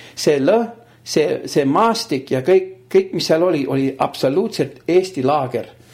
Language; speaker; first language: Estonian; early bilingual, heritage; Estonian